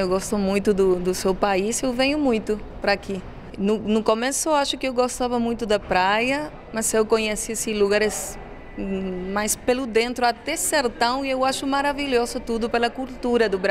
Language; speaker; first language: Portuguese; non-native, learner; Spanish